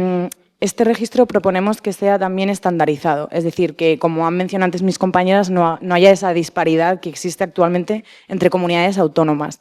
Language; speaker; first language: Spanish; native; Spanish